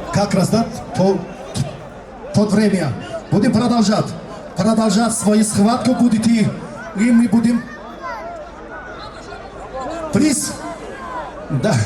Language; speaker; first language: Russian; non-native, learner; Tajik